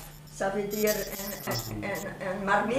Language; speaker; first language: French; non-native, fluent; Hungarian